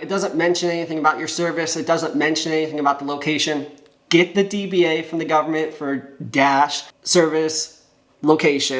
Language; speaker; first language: English; native; English